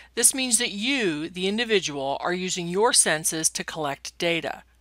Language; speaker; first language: English; native; English